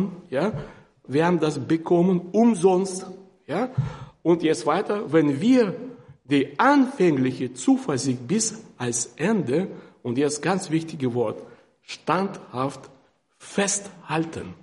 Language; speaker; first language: German; non-native, fluent; Russian